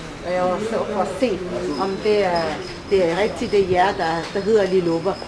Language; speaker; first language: Danish; non-native, fluent; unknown